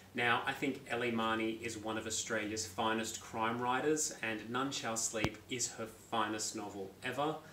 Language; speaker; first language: English; native; English